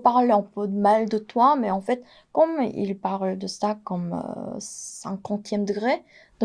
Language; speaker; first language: French; non-native, fluent; Korean